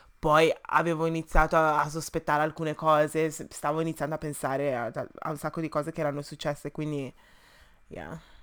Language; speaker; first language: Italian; early bilingual, other home language; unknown